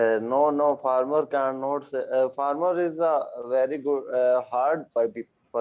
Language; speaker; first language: English; non-native, learner; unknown